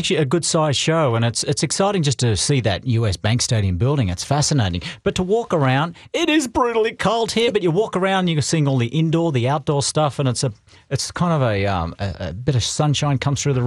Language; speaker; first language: English; native; English